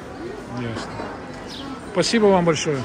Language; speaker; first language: Russian; native; Russian